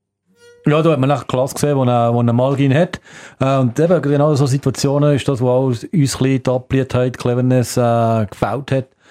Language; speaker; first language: German; native; German